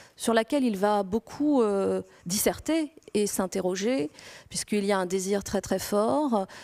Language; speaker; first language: French; non-native, fluent; Greek